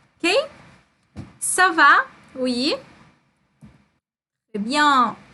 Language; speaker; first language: French; non-native, fluent; Portuguese